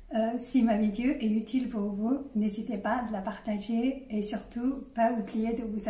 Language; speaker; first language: French; non-native, fluent; Chinese